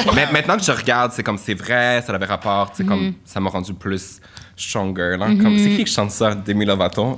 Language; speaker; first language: French; native; French